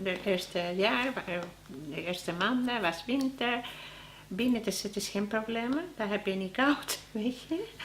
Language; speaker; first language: Dutch; non-native, learner; Spanish